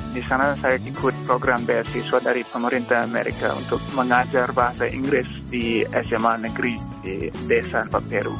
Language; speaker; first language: Indonesian; non-native, fluent; English